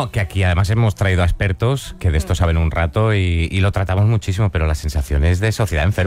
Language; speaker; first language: Spanish; native; Spanish